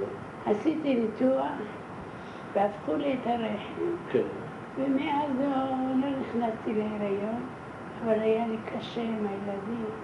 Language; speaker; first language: Hebrew; non-native, fluent; Arabic